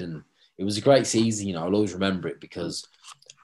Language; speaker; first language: English; native; English